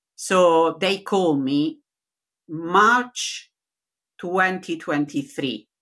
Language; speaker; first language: English; non-native, learner; Italian